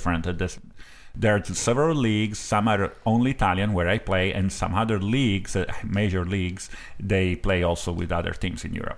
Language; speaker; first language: English; non-native, fluent; Italian